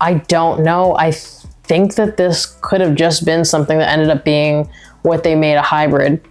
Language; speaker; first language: English; native; English